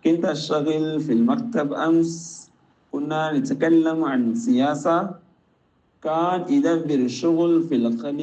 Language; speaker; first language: Arabic; non-native, fluent; Tamil